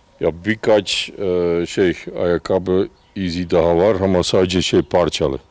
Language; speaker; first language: Turkish; non-native, fluent; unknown